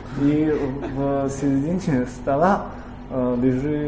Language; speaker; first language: Russian; non-native, learner; Chinese